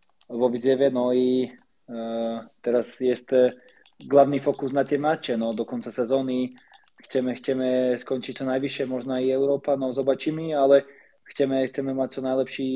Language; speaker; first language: Polish; non-native, learner; Slovak